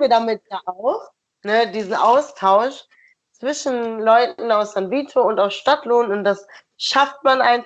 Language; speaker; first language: German; native; German